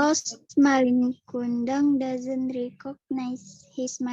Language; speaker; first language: English; non-native, learner; Indonesian